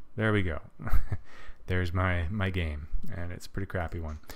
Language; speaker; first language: English; native; English